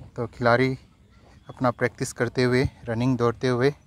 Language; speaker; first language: Hindi; non-native, local second language; Manipuri